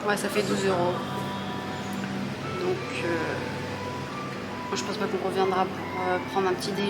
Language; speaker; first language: French; native; French